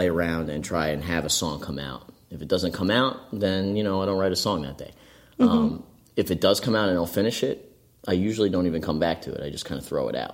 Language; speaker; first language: English; native; English